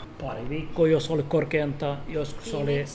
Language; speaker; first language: Finnish; non-native, learner; Turkish